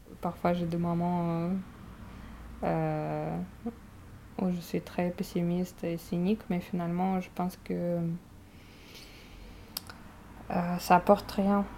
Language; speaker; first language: French; non-native, fluent; Russian